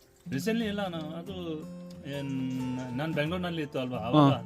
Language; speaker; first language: Kannada; non-native, local second language; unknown